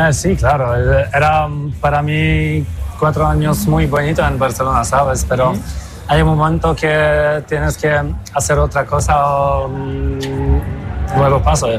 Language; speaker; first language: Spanish; non-native, fluent; Polish